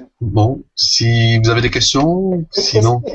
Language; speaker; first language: French; native; French